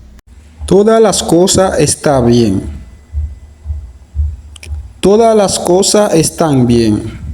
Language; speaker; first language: Spanish; non-native, fluent; Haitian Creole